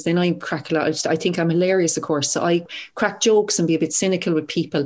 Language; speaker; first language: English; native; English